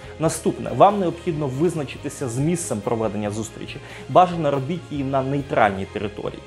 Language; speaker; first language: Ukrainian; native; Ukrainian